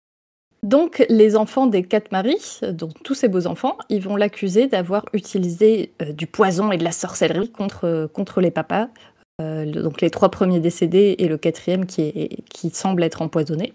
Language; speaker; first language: French; native; French